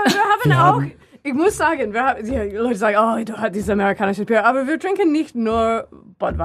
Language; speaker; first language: German; non-native, learner; English